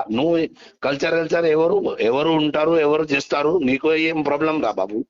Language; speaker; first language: Telugu; non-native, local second language; Hindi